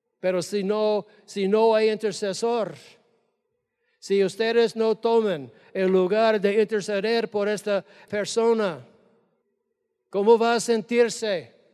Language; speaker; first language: Spanish; non-native, fluent; English